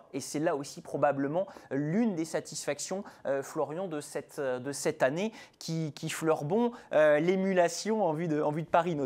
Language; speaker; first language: French; native; French